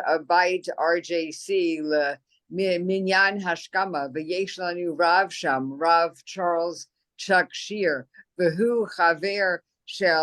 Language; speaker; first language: Hebrew; non-native, learner; English